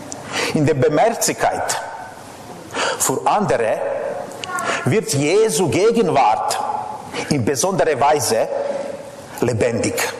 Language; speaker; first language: German; non-native, fluent; Serbian